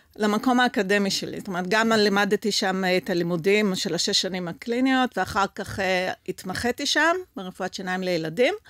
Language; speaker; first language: Hebrew; early bilingual, other home language; French